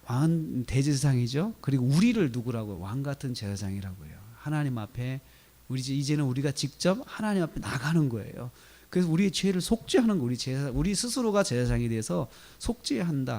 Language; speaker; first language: Korean; native; Korean